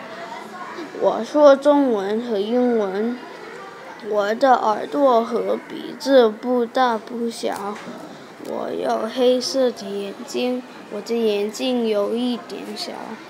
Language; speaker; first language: Chinese; non-native, local second language; Cantonese